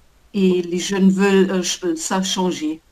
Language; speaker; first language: French; non-native, learner; German